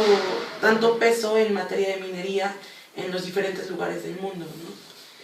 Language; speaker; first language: Spanish; native; Spanish